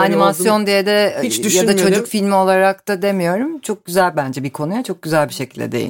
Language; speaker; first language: Turkish; native; Turkish